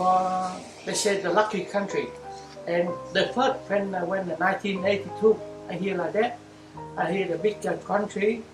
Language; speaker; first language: English; non-native, learner; Vietnamese